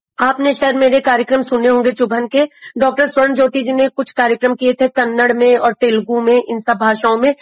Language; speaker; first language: Hindi; native; Hindi